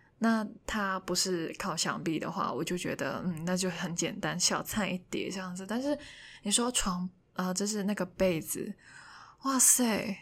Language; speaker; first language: Chinese; non-native, local second language; Cantonese